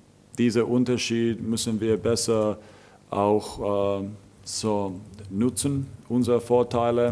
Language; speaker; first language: German; non-native, fluent; Finnish